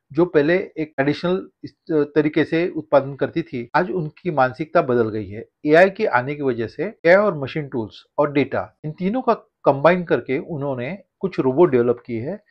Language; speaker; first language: Hindi; non-native, local second language; Marathi